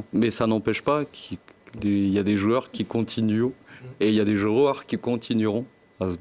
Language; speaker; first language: French; native; French